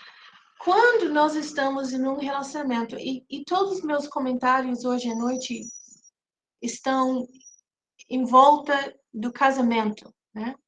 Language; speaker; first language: Portuguese; non-native, fluent; English